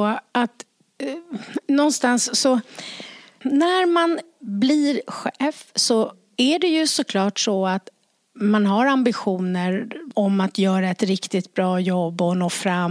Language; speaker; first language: Swedish; native; Swedish